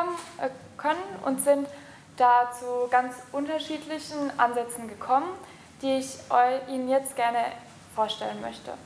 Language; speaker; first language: German; native; German